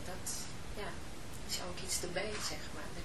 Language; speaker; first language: Dutch; non-native, fluent; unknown